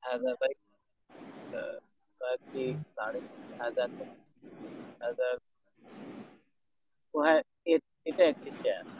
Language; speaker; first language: Arabic; non-native, learner; Bangla